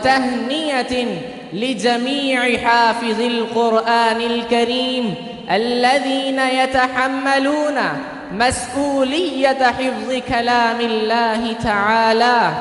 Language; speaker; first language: Arabic; non-native, learner; Urdu